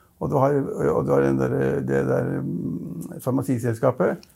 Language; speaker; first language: Norwegian; native; Norwegian